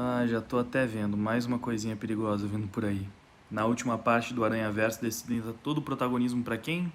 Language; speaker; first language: Portuguese; native; Portuguese